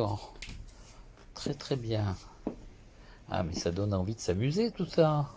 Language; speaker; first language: French; native; French